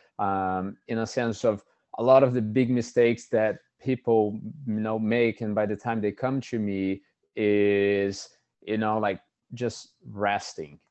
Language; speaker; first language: English; non-native, fluent; Portuguese